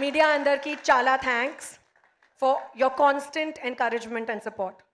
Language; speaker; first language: Telugu; non-native, learner; Hindi